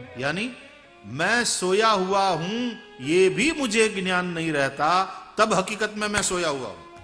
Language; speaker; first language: Hindi; non-native, local second language; Gujarati